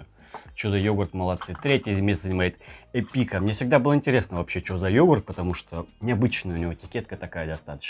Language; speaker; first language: Russian; native; Russian